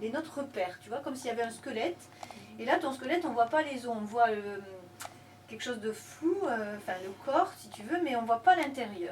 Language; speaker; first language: French; native; French